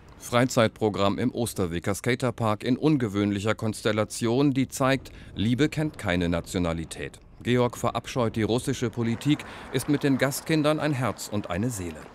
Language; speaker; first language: German; native; German